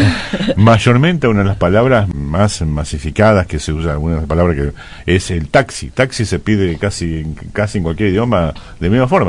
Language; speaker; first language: Spanish; native; Spanish